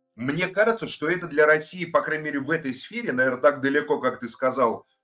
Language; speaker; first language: Russian; native; Russian